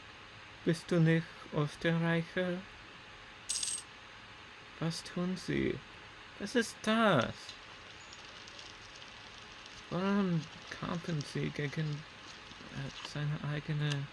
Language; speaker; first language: German; non-native, learner; English